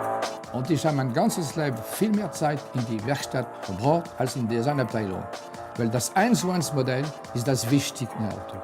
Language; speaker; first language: German; non-native, fluent; French